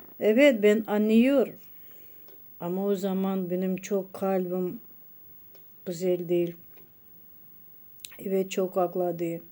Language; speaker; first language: Turkish; non-native, learner; Russian